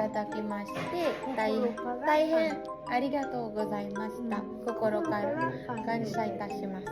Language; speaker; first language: Japanese; non-native, learner; Filipino